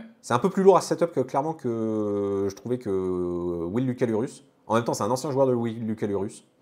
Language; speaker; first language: French; native; French